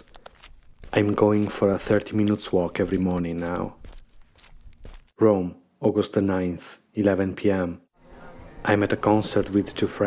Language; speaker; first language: English; non-native, fluent; Italian